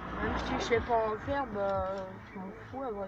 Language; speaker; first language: French; native; French